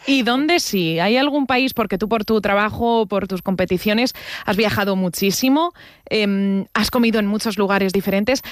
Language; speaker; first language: Spanish; native; Spanish